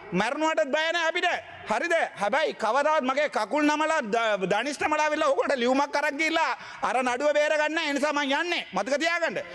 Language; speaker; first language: Sinhala; non-native, local second language; Tamil